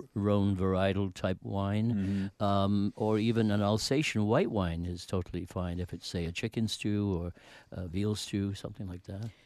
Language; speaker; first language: English; native; English